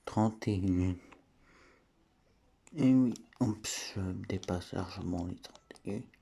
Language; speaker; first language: French; native; French